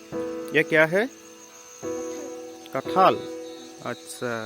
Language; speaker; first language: Hindi; non-native, local second language; Assamese